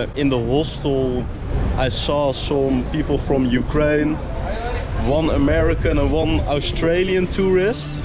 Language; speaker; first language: English; non-native, fluent; Dutch